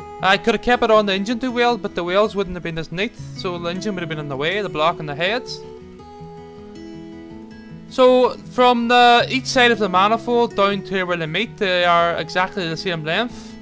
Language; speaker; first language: English; native; English